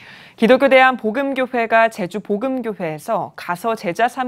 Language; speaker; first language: Korean; native; Korean